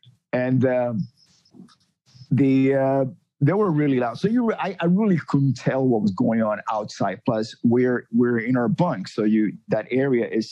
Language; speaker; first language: English; native; English